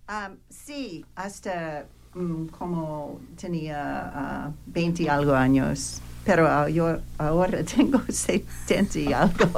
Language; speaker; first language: Spanish; non-native, learner; English